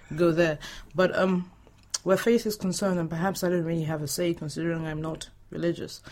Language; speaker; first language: English; non-native, local second language; Yoruba